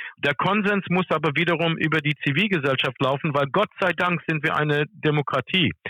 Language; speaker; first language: German; early bilingual, other home language; English